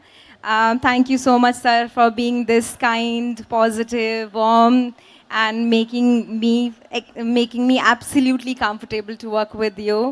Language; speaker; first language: Telugu; non-native, learner; Hindi